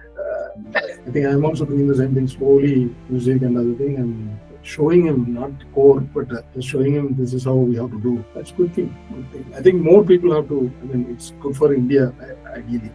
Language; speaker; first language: English; non-native, local second language; Tamil